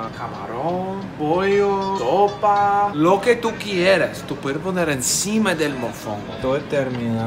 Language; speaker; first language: Spanish; non-native, learner; English